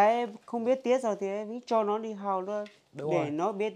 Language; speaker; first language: Vietnamese; non-native, local second language; Hmong